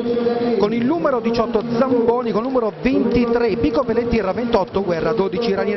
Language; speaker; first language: Italian; native; Italian